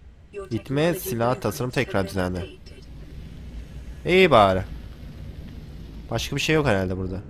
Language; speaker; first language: Turkish; native; Turkish